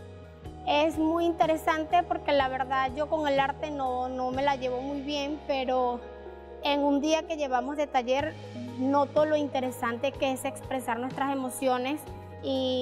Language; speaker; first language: Spanish; native; Spanish